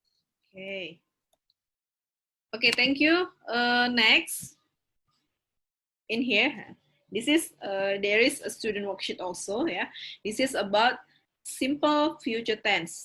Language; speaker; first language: English; non-native, fluent; Indonesian